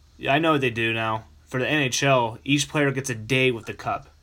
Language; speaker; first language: English; native; English